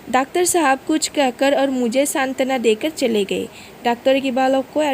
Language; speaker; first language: Hindi; non-native, local second language; Assamese